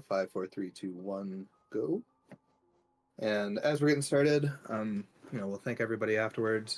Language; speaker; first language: English; native; English